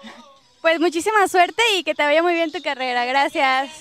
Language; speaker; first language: Spanish; native; Spanish